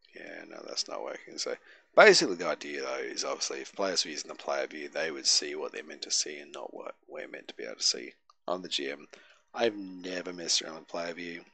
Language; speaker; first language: English; native; English